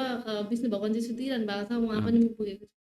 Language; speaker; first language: Nepali; native; Nepali